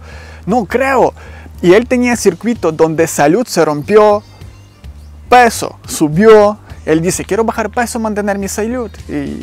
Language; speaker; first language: Spanish; non-native, learner; Ukrainian